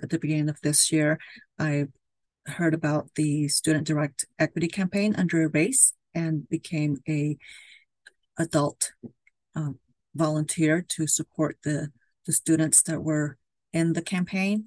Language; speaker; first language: English; early bilingual, other home language; Spanish